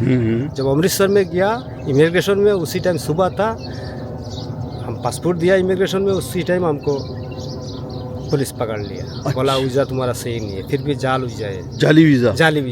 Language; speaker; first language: Hindi; non-native, learner; Bangla